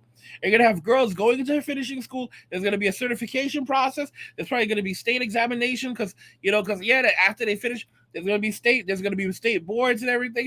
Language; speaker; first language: English; native; English